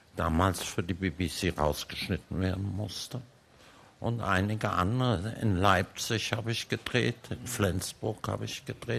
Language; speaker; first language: German; early bilingual, heritage; German